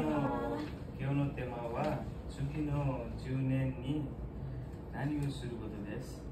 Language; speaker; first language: Japanese; non-native, learner; Nepali